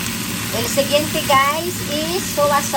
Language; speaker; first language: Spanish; non-native, fluent; Filipino